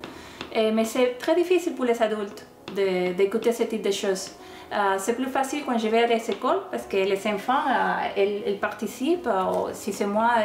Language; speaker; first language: French; non-native, fluent; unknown